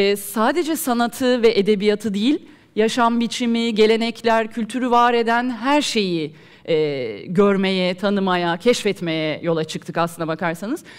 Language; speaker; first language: Turkish; native; Turkish